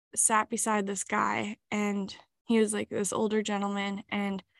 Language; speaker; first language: English; native; English